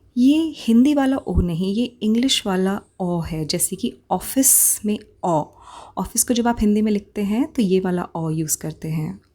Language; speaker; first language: Hindi; native; Hindi